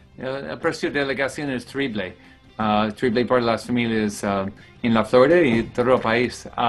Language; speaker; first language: Spanish; non-native, learner; English